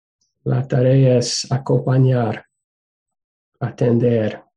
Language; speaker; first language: Spanish; non-native, fluent; English